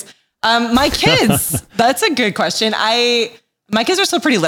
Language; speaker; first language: English; native; English